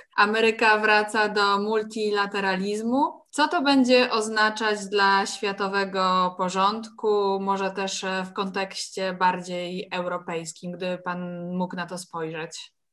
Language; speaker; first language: Polish; native; Polish